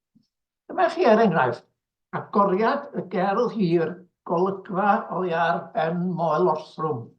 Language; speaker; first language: Welsh; native; Welsh